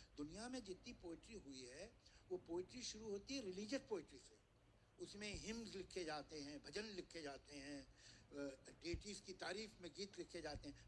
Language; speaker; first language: Urdu; native; Urdu